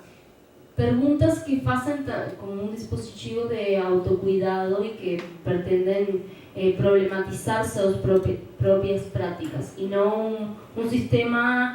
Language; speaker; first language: Portuguese; non-native, fluent; Spanish